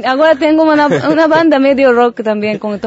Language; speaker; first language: Spanish; non-native, learner; Japanese